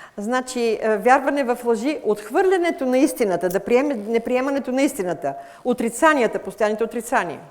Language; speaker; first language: Bulgarian; native; Bulgarian